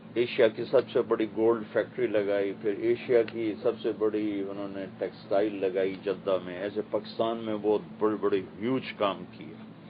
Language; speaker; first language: Urdu; non-native, local second language; Punjabi